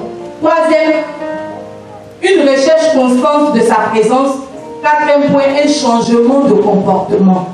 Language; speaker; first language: French; non-native, local second language; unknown